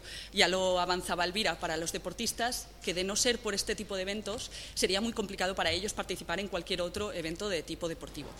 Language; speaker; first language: Spanish; native; Spanish